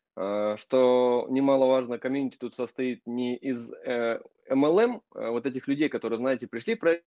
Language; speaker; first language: Russian; native; Russian